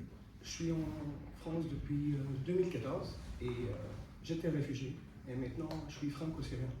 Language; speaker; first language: French; non-native, fluent; Arabic